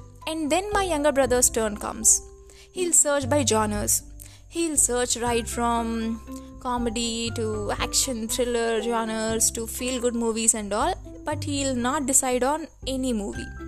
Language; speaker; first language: English; non-native, local second language; Tamil